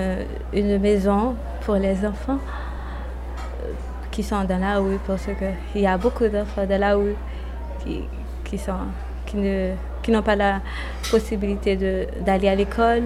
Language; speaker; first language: French; non-native, local second language; Haitian Creole